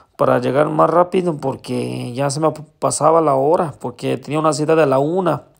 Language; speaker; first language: Spanish; non-native, learner; Urdu